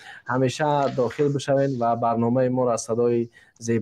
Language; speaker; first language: Persian; native; Persian